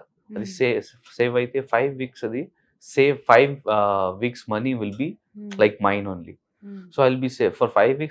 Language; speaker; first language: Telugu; non-native, local second language; Hindi